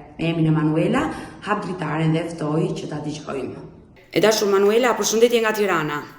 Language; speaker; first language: Albanian; native; Albanian